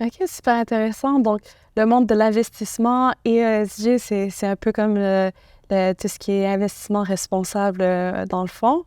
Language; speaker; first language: French; native; French